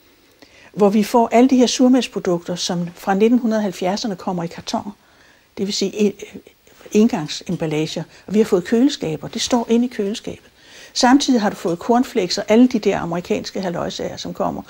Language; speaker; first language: Danish; native; Danish